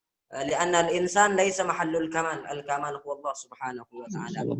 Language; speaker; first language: Arabic; non-native, fluent; Indonesian